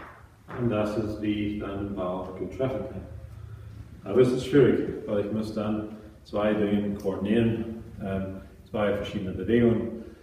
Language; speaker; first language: German; non-native, fluent; English